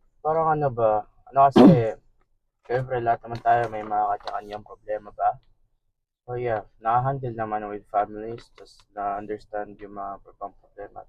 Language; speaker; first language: Filipino; native; Filipino